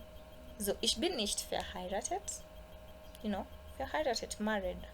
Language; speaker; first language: German; non-native, fluent; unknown